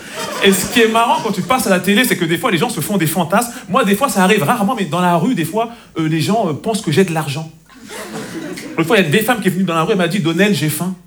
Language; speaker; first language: French; native; French